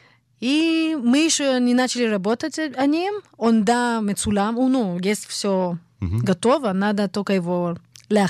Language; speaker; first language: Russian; early bilingual, heritage; Russian